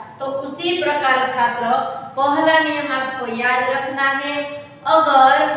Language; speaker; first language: Hindi; non-native, local second language; Gujarati